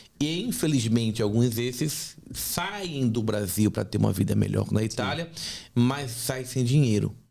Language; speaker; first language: Portuguese; native; Portuguese